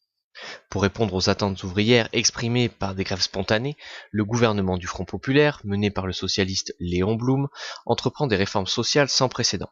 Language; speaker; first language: French; native; French